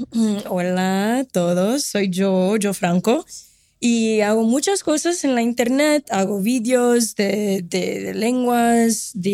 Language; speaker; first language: Spanish; non-native, fluent; Portuguese